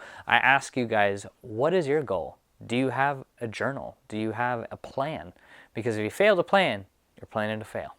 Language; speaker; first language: English; native; English